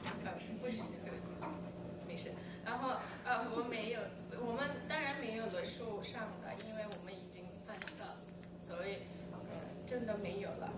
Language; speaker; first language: Chinese; early bilingual, heritage; English